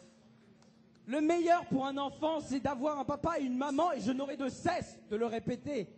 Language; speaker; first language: French; native; French